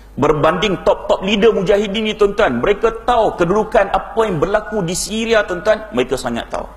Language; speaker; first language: Malay; native; Malay